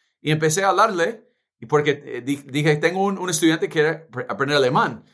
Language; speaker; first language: Spanish; non-native, fluent; English